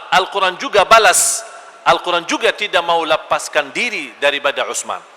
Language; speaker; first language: Malay; non-native, fluent; Arabic